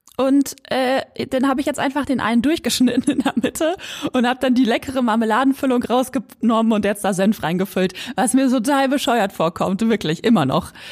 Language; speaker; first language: German; native; German